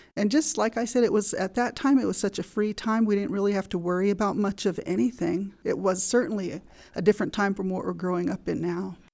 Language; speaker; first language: English; native; English